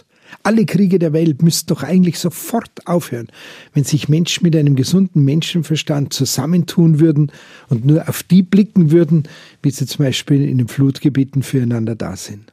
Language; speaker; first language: German; native; German